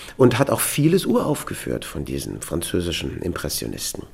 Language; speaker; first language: German; native; German